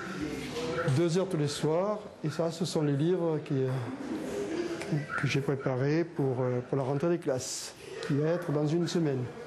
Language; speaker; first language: French; native; French